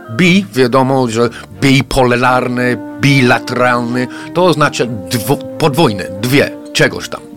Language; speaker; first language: Polish; non-native, fluent; English